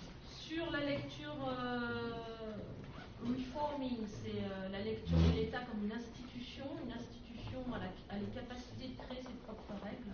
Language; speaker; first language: French; native; French